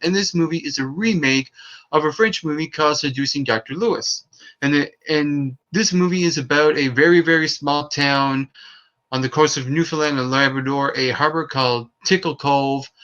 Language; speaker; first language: English; native; English